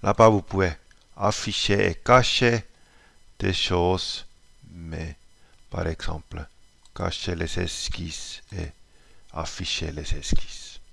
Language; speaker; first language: French; non-native, local second language; German